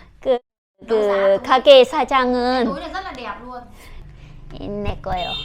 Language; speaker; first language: Korean; non-native, learner; Vietnamese